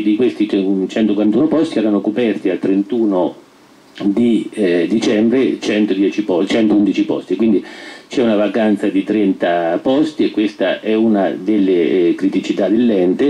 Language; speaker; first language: Italian; native; Italian